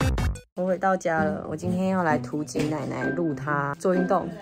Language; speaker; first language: Chinese; native; Chinese